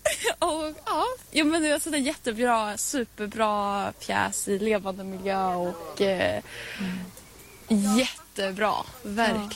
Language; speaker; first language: Swedish; native; Swedish